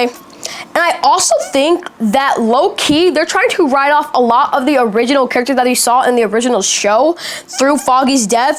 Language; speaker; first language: English; native; English